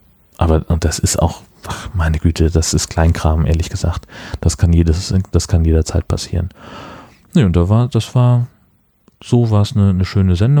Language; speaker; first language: German; native; German